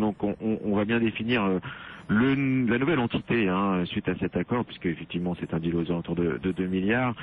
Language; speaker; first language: French; native; French